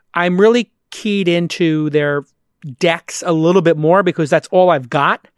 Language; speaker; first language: English; native; English